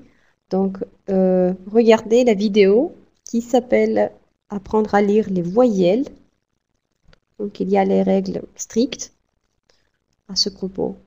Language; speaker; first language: French; non-native, fluent; Russian